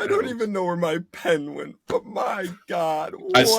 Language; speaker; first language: English; native; English